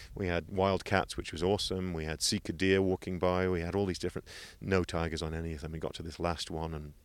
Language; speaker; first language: English; native; English